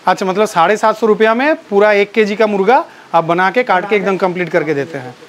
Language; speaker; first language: Hindi; non-native, local second language; Bangla